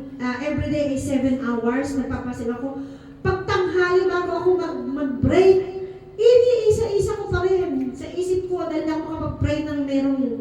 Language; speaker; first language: Filipino; native; Filipino